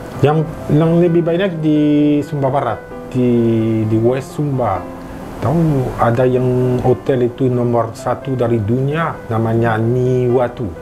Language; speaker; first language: Indonesian; non-native, learner; French